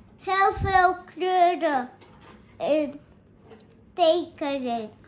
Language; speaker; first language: Dutch; early bilingual, other home language; Marathi